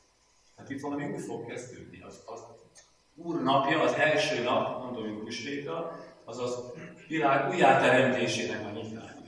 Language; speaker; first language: Hungarian; native; Hungarian